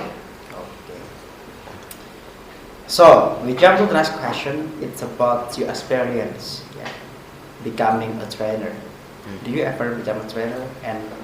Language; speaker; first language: English; non-native, fluent; Indonesian